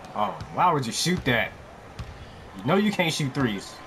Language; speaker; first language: English; native; English